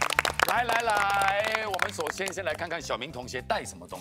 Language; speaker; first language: Chinese; native; Chinese